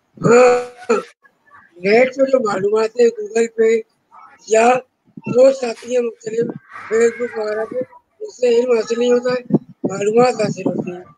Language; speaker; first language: Urdu; native; Urdu